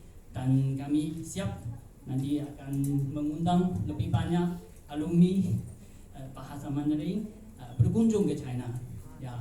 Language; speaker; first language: Indonesian; non-native, fluent; Chinese